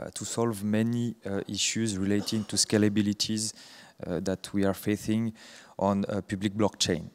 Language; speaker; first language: English; non-native, fluent; French